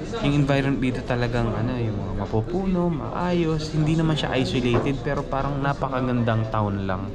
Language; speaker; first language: Filipino; native; Filipino